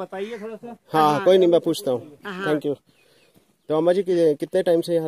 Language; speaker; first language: Hindi; native; Hindi